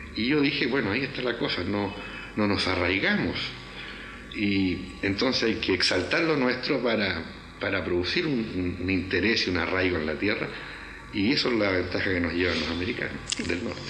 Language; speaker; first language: Spanish; native; Spanish